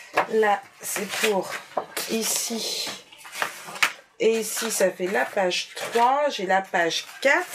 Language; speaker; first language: French; native; French